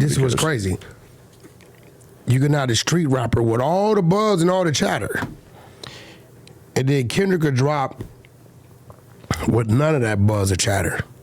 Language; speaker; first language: English; native; English